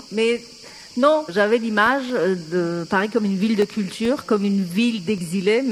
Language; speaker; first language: French; non-native, fluent; Persian